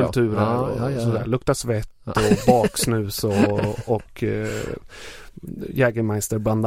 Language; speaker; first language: Swedish; native; Swedish